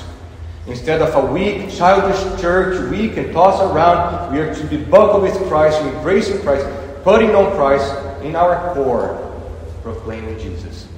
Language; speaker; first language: English; non-native, fluent; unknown